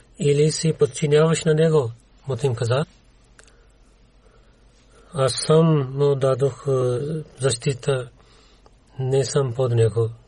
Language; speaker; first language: Bulgarian; non-native, learner; Urdu